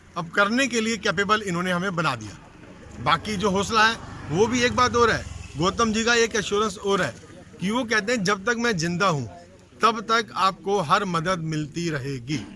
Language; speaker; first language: Hindi; native; Hindi